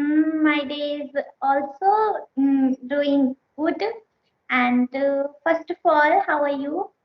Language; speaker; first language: English; non-native, learner; Hindi